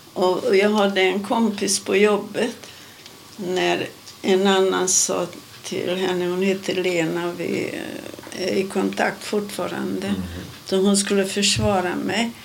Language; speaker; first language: Swedish; non-native, fluent; Hungarian